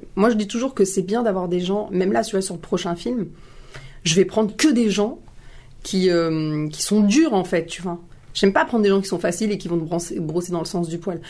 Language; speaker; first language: French; native; French